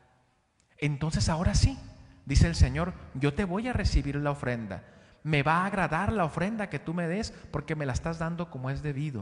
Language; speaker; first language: Spanish; native; Spanish